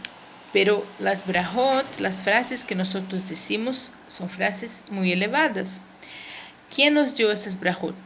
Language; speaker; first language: Spanish; non-native, fluent; Portuguese